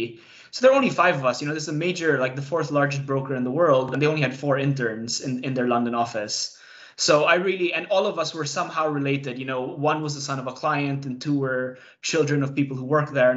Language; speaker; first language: English; non-native, local second language; Cebuano